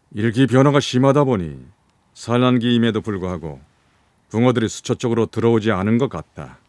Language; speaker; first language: Korean; native; Korean